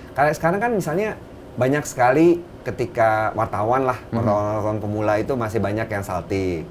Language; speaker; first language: Indonesian; native; Indonesian